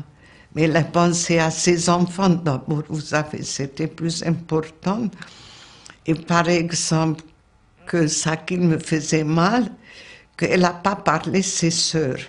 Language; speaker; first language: French; non-native, fluent; Hungarian